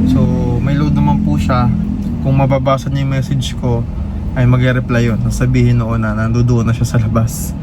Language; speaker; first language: Filipino; native; Filipino